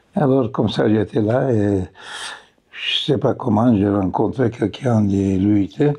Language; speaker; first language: French; non-native, fluent; Bulgarian